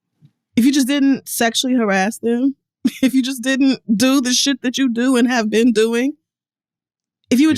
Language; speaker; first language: English; native; English